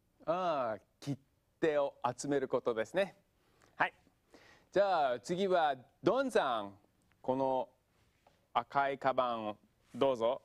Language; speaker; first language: Japanese; non-native, fluent; English